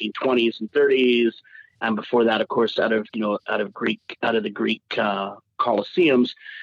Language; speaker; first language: English; native; English